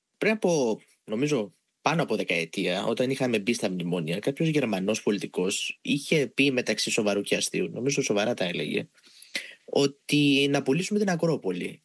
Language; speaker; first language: Greek; native; Greek